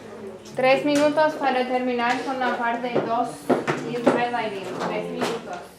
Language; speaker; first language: Spanish; non-native, fluent; English